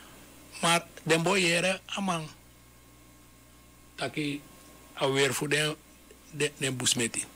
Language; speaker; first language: Dutch; non-native, local second language; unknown